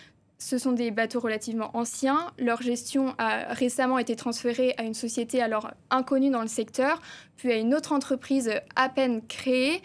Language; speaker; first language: French; native; French